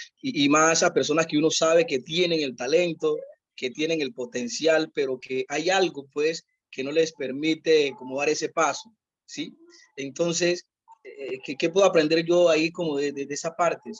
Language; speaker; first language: Spanish; native; Spanish